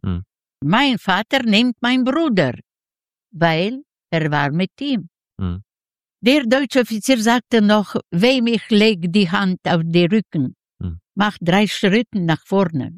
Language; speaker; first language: German; non-native, learner; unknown